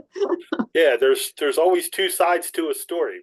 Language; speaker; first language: English; native; English